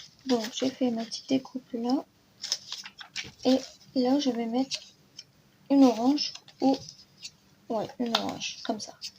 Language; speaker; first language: French; native; French